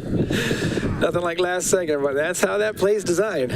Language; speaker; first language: English; native; English